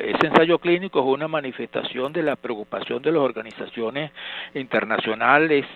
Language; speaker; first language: Spanish; native; Spanish